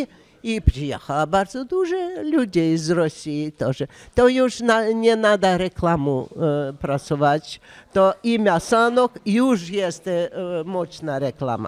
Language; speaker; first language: Polish; non-native, learner; Russian